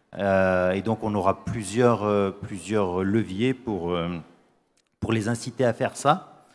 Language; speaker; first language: French; native; French